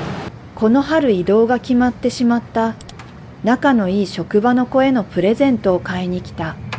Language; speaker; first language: Japanese; native; Japanese